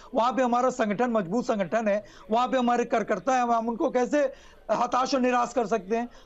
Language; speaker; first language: Hindi; native; Hindi